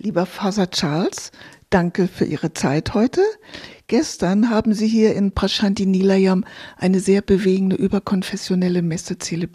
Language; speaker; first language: German; native; German